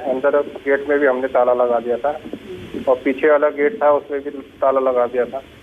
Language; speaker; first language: Hindi; native; Hindi